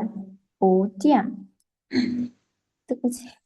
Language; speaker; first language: Chinese; non-native, learner; Lao